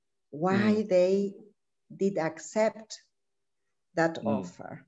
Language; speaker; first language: English; non-native, learner; Spanish